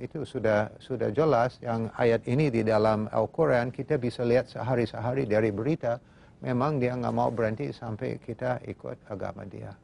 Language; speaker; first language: Indonesian; non-native, fluent; English